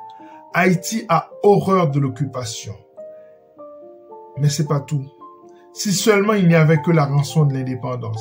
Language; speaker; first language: French; non-native, local second language; Haitian Creole